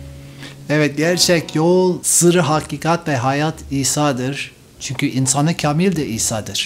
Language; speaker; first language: Turkish; non-native, fluent; English